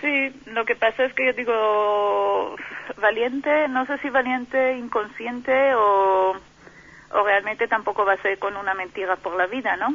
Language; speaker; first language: Spanish; non-native, fluent; Hebrew